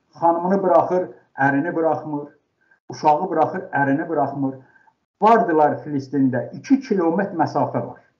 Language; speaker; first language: Azerbaijani; non-native, local second language; Talysh